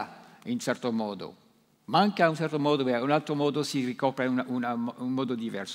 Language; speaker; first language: Italian; non-native, fluent; French